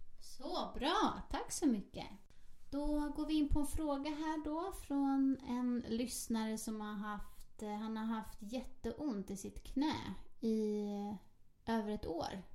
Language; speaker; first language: Swedish; native; Swedish